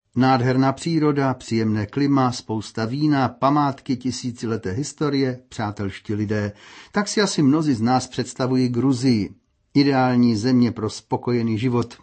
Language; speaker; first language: Czech; native; Czech